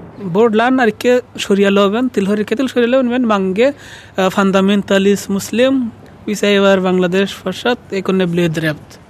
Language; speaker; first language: Norwegian; non-native, learner; Bangla